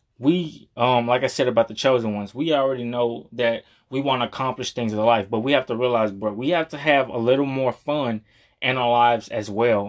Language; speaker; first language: English; native; English